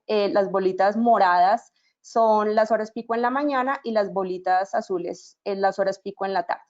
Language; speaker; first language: Spanish; native; Spanish